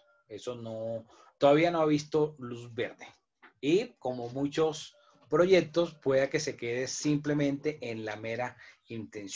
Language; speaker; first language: Spanish; native; Spanish